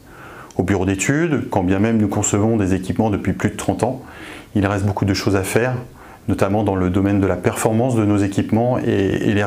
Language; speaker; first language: French; native; French